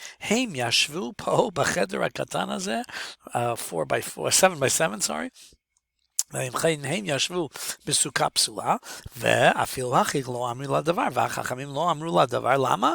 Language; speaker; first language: Hebrew; non-native, fluent; English